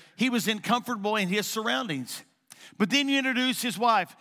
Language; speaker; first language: English; native; English